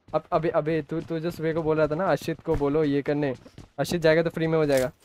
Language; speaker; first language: Hindi; non-native, local second language; Bangla